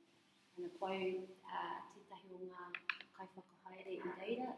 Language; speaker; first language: Māori; non-native, learner; English